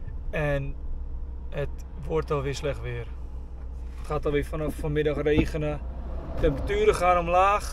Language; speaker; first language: Dutch; native; Dutch